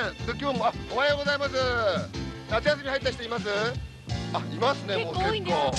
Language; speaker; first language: Japanese; native; Japanese